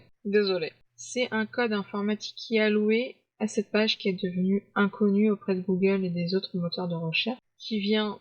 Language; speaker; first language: French; native; French